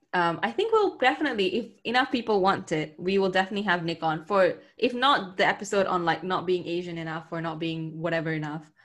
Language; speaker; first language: English; non-native, local second language; Tamil